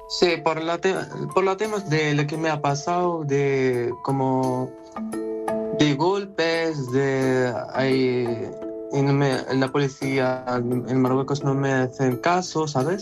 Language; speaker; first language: Spanish; non-native, learner; Arabic